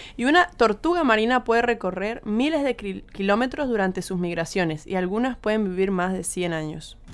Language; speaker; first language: Spanish; native; Spanish